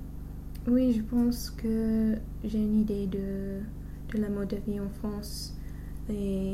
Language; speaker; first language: French; non-native, fluent; English